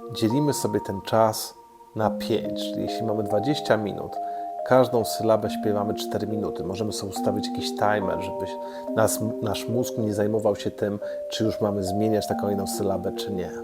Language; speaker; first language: Polish; native; Polish